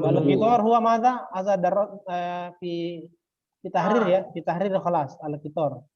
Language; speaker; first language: Arabic; non-native, fluent; Indonesian